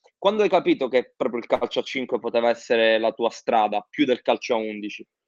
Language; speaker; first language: Italian; native; Italian